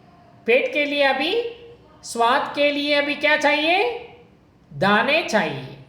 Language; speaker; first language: Hindi; non-native, local second language; Kannada